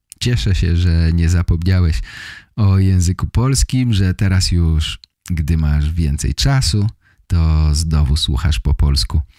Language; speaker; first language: Polish; native; Polish